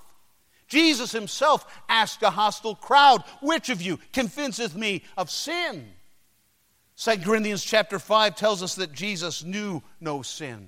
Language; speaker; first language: English; native; English